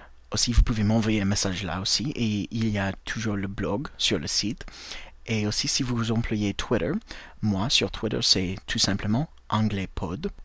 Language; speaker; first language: French; non-native, fluent; English